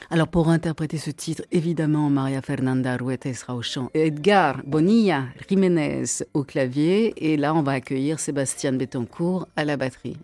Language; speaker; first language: French; native; French